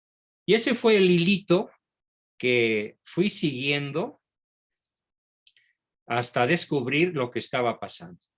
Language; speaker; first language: Spanish; native; Spanish